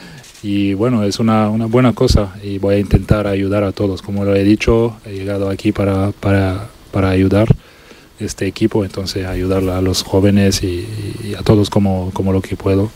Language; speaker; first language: Spanish; non-native, local second language; French